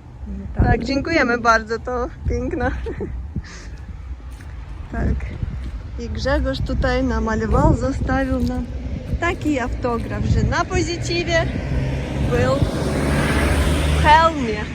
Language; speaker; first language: Polish; non-native, learner; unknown